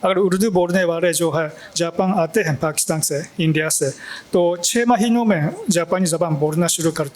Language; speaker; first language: Hindi; non-native, fluent; Japanese